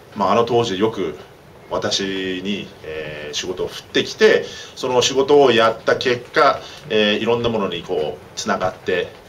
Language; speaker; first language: Japanese; early bilingual, heritage; Japanese